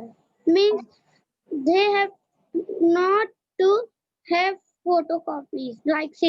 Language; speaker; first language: English; non-native, learner; Hindi